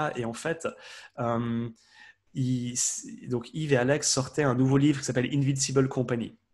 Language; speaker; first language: French; native; French